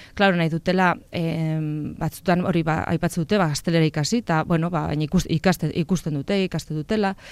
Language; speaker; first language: Basque; non-native, local second language; Spanish